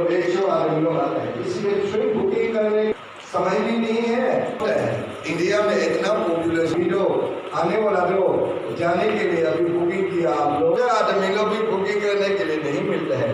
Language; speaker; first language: Hindi; non-native, fluent; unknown